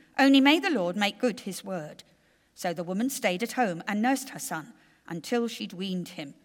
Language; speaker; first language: English; native; English